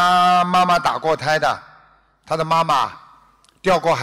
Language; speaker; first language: Chinese; native; Chinese